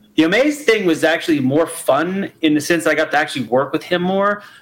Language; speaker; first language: English; native; English